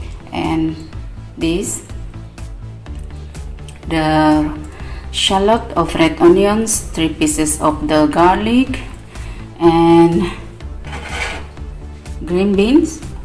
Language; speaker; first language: English; non-native, learner; Indonesian